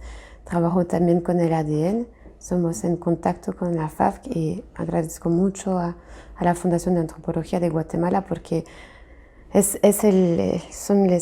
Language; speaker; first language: Spanish; non-native, fluent; French